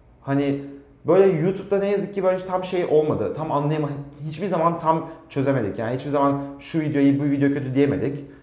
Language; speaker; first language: Turkish; native; Turkish